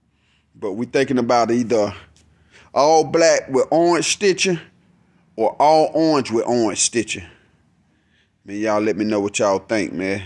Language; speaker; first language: English; native; English